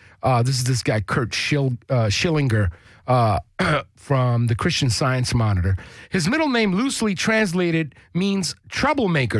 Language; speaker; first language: English; early bilingual, other home language; Spanish